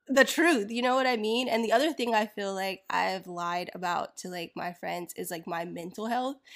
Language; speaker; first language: English; native; English